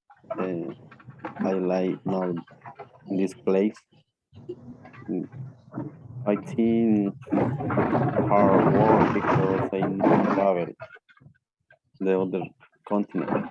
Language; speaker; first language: English; non-native, learner; Spanish